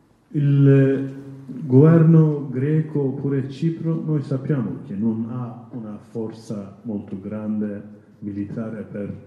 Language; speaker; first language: Italian; non-native, learner; Kurdish